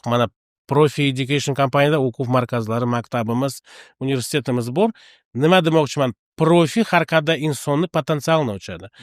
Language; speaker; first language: Uzbek; non-native, local second language; Russian